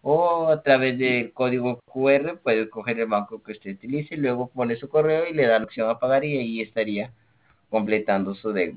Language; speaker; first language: Spanish; native; Spanish